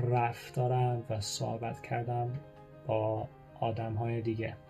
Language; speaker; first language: Persian; early bilingual, heritage; Persian